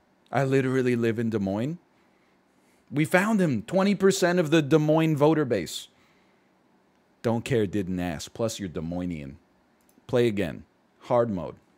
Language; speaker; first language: English; native; English